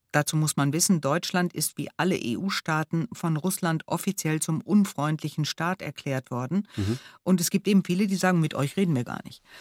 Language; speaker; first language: German; native; German